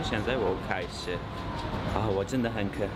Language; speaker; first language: Chinese; non-native, fluent; Turkish